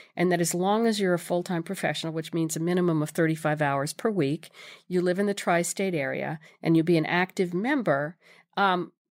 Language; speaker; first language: English; native; English